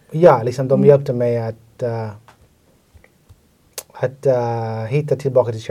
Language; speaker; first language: Swedish; non-native, fluent; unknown